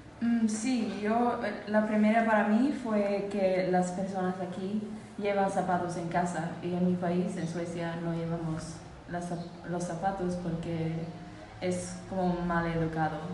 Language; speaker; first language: Spanish; non-native, learner; Swedish